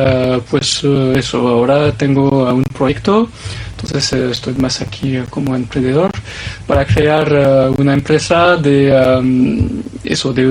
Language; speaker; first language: Spanish; non-native, fluent; French